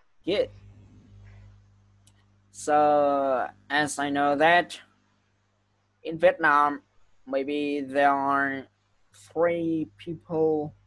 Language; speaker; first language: English; non-native, fluent; Vietnamese